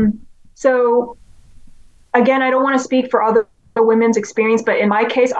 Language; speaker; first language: English; non-native, local second language; Cantonese